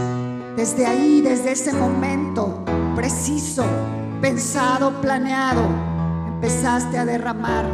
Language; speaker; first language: Spanish; native; Spanish